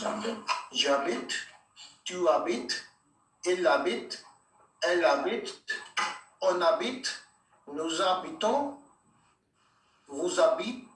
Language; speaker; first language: French; non-native, learner; Hindi